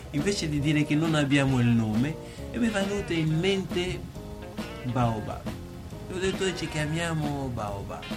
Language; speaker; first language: Italian; non-native, fluent; Lingala